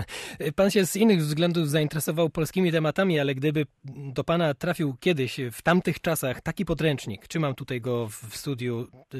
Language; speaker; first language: Polish; native; Polish